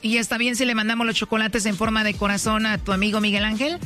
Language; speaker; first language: Spanish; native; Spanish